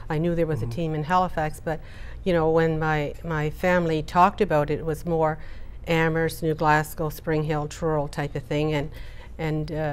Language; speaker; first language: English; native; English